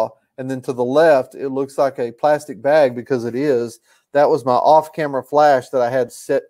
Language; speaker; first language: English; native; English